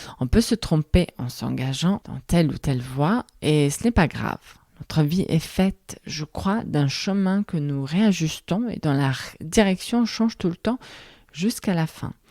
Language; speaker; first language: French; non-native, fluent; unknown